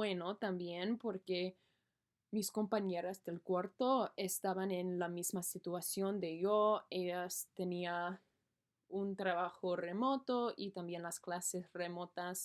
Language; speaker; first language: Spanish; non-native, learner; English